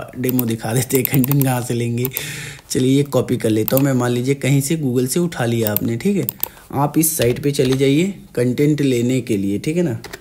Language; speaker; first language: Hindi; native; Hindi